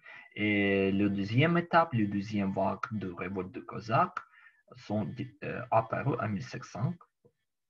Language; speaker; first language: French; non-native, learner; Ukrainian